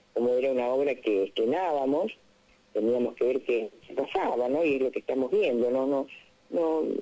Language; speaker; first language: Spanish; native; Spanish